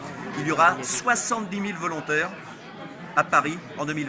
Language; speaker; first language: French; native; French